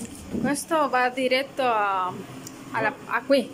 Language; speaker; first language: Italian; non-native, fluent; Spanish